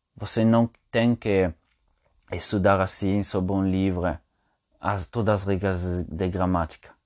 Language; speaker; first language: Portuguese; non-native, fluent; Italian